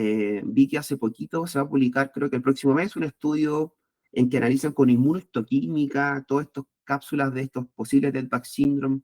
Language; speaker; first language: Spanish; native; Spanish